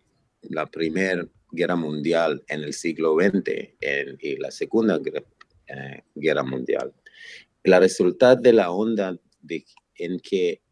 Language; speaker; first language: Spanish; non-native, fluent; Hebrew